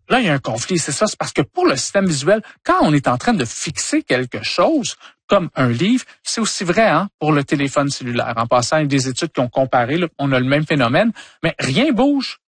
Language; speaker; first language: French; native; French